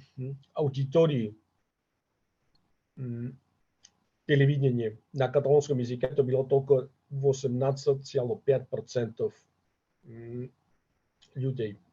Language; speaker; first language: Russian; non-native, fluent; Catalan